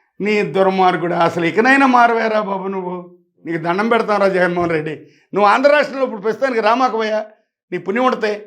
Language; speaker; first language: Telugu; native; Telugu